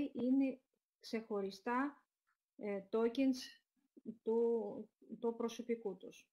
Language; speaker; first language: Greek; non-native, fluent; Russian